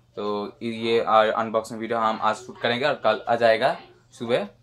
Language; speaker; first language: Hindi; non-native, local second language; Bangla